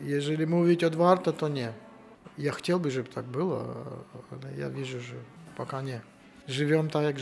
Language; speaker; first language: Polish; non-native, learner; Ukrainian